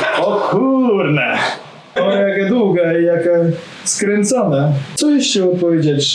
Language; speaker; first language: Polish; non-native, learner; Russian